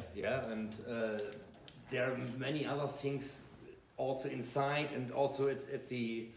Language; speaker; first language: English; non-native, fluent; German